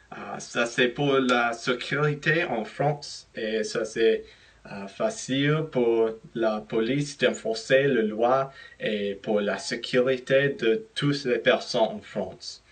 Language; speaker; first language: French; non-native, learner; English